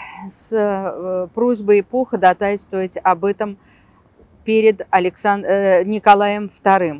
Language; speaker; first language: Russian; native; Russian